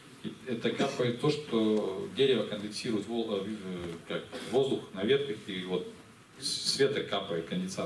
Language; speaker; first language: Russian; native; Russian